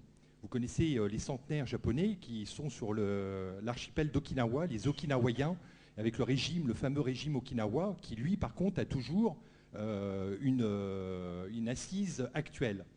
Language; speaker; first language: French; native; French